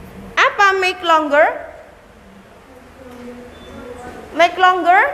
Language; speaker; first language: English; non-native, learner; Indonesian